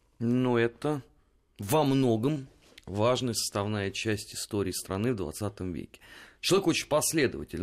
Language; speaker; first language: Russian; native; Russian